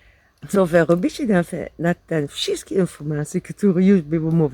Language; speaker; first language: Polish; non-native, learner; Dutch